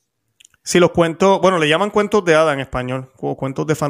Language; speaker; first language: Spanish; native; Spanish